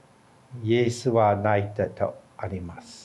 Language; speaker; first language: Japanese; non-native, fluent; English